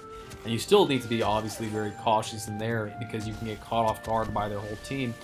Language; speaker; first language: English; native; English